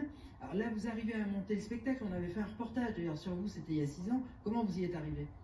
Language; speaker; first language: French; native; French